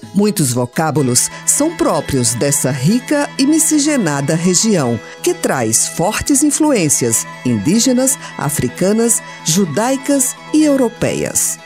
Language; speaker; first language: Portuguese; native; Portuguese